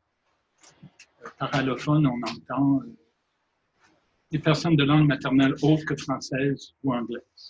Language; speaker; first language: French; native; French